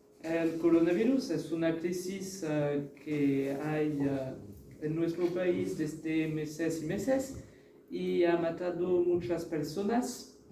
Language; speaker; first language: Spanish; non-native, learner; French